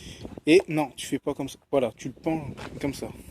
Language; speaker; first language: French; native; French